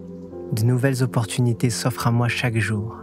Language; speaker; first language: French; native; French